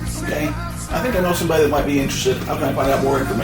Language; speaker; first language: English; native; English